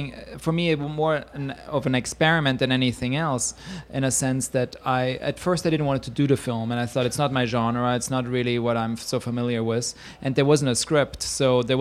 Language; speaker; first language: English; non-native, fluent; Swiss German